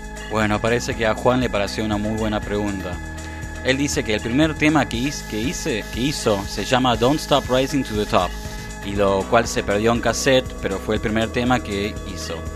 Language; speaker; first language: Spanish; native; Spanish